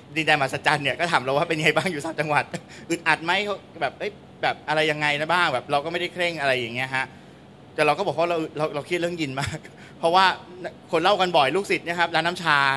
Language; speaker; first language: Thai; native; Thai